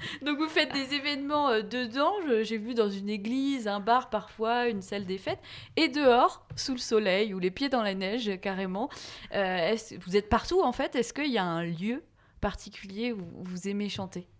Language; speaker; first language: French; native; French